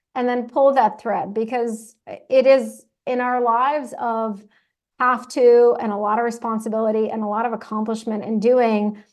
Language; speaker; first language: English; non-native, fluent; Russian